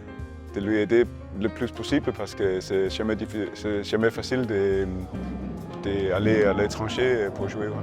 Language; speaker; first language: French; non-native, learner; Danish